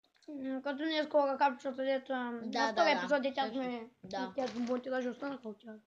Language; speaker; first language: Bulgarian; native; Bulgarian